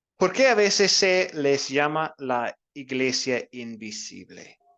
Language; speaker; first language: Spanish; non-native, fluent; English